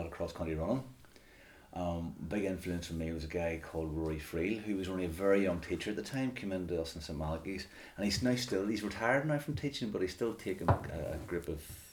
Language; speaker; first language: English; native; English